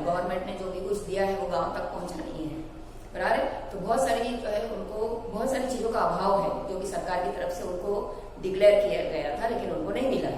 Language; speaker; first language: Hindi; non-native, local second language; Gujarati